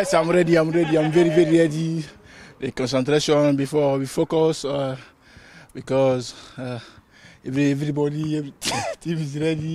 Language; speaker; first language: English; non-native, learner; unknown